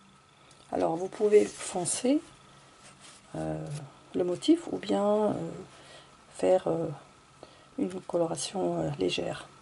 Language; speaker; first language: French; native; French